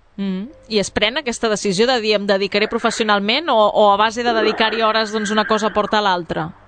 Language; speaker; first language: Catalan; native; Catalan